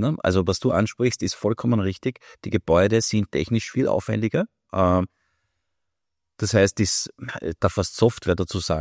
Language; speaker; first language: German; native; German